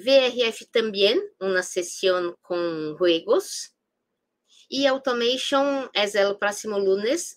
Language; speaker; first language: Spanish; non-native, fluent; Portuguese